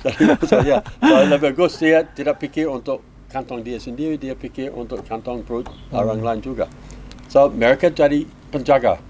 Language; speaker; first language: Indonesian; non-native, learner; English